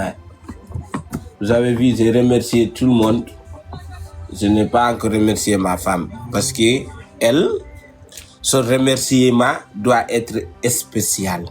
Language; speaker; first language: French; non-native, local second language; Wolof